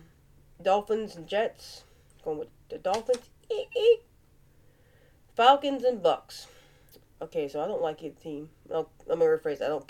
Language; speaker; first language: English; native; English